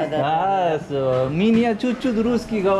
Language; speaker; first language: Russian; non-native, learner; Hindi